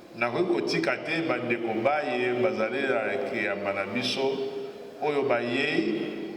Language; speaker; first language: Lingala; non-native, local second language; Kongo